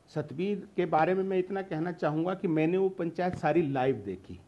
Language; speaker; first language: Hindi; native; Hindi